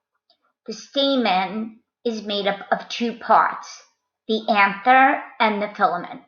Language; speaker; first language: English; native; English